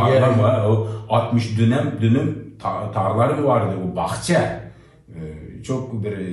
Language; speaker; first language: Turkish; non-native, learner; Uyghur